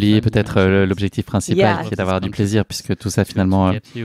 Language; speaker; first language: French; native; French